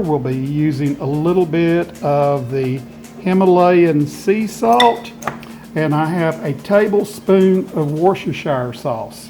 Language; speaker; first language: English; native; English